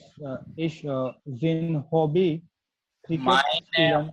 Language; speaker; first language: German; non-native, learner; Gujarati